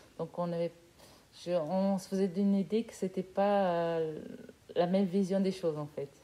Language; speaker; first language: French; non-native, fluent; Portuguese